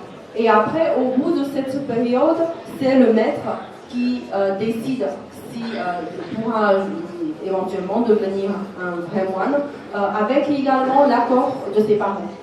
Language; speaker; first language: French; non-native, fluent; Chinese